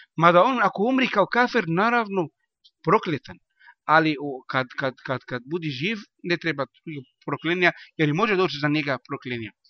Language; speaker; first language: Bosnian; non-native, learner; Arabic